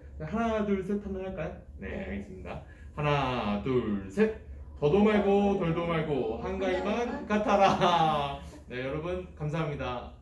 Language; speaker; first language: Korean; native; Korean